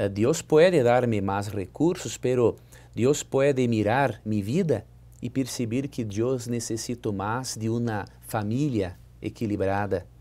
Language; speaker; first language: Spanish; non-native, learner; Portuguese